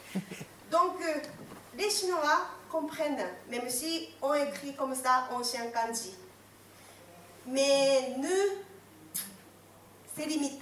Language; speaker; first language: French; non-native, fluent; Japanese